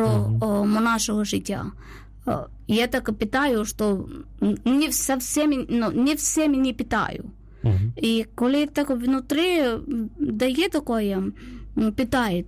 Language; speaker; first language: Ukrainian; non-native, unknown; Malayalam